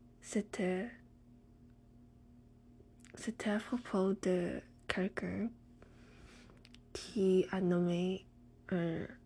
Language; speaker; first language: French; non-native, learner; English